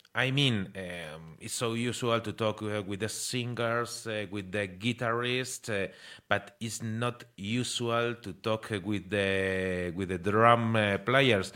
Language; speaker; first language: English; non-native, learner; Spanish